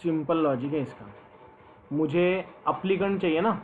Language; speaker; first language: Hindi; non-native, local second language; Marathi